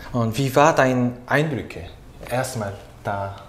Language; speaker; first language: German; non-native, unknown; Korean